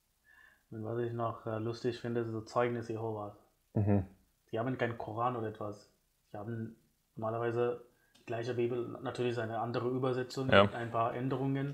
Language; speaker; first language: German; non-native, fluent; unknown